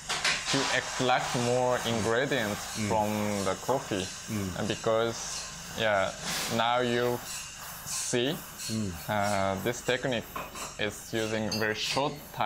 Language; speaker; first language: English; non-native, learner; Japanese